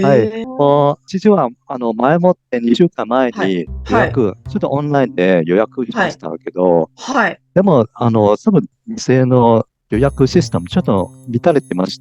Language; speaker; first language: Japanese; non-native, fluent; Cantonese